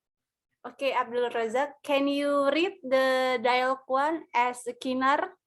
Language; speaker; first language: English; non-native, learner; Indonesian